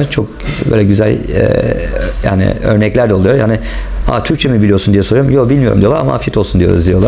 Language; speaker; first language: Turkish; non-native, local second language; English